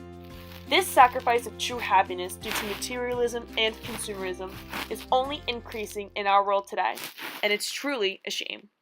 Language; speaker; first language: English; native; English